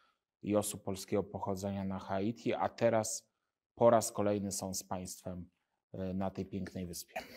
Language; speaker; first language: Polish; native; Polish